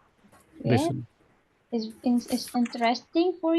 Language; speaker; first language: English; non-native, learner; Indonesian